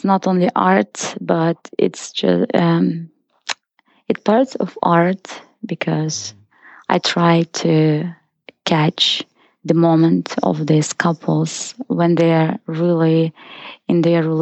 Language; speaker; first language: English; non-native, fluent; Russian